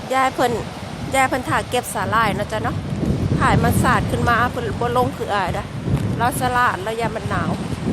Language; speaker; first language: Thai; native; Thai